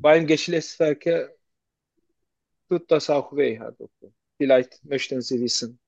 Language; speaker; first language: German; non-native, learner; Turkish